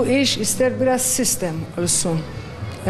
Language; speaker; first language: Turkish; non-native, local second language; Arabic